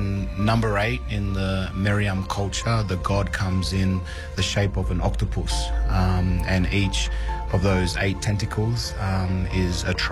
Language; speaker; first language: English; native; English